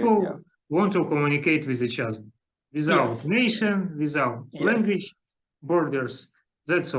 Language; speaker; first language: English; non-native, learner; Russian